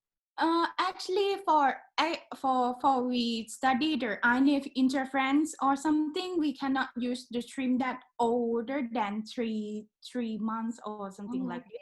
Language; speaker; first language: English; non-native, learner; Thai